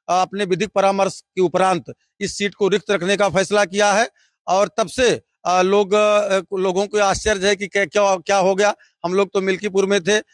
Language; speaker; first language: Hindi; native; Hindi